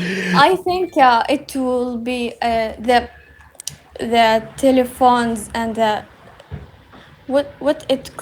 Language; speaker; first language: English; non-native, learner; Uzbek